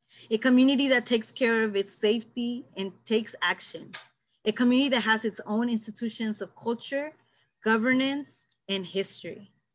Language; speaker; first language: English; native; English